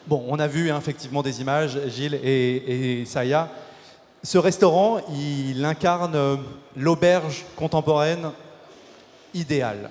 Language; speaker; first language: French; native; French